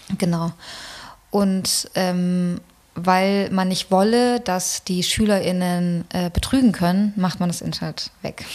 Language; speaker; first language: German; early bilingual, other home language; Persian